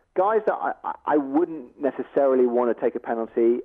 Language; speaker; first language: English; native; English